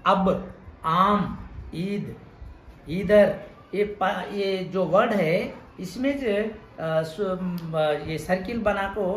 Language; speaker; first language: Hindi; non-native, local second language; Telugu